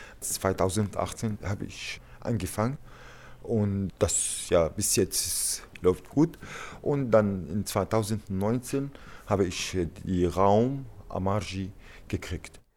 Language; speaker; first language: German; non-native, learner; Arabic